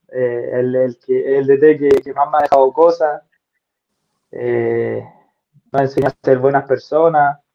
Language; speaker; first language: Spanish; native; Spanish